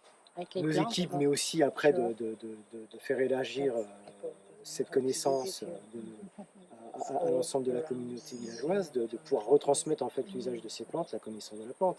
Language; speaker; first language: French; native; French